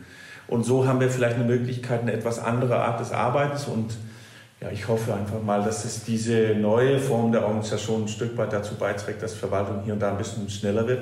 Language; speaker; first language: German; non-native, fluent; Danish